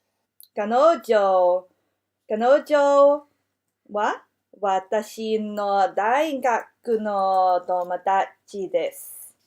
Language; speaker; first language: Japanese; non-native, learner; English